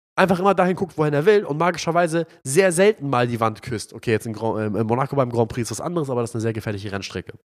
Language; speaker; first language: German; non-native, fluent; Arabic